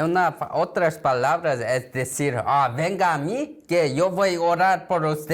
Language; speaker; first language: Spanish; non-native, learner; Korean